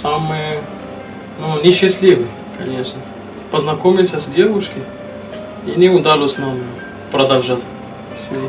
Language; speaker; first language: Russian; non-native, learner; Arabic